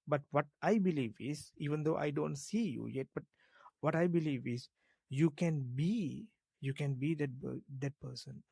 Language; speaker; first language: English; non-native, local second language; Sinhala